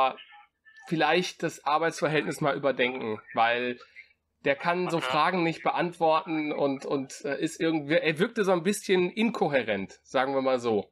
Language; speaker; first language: German; native; German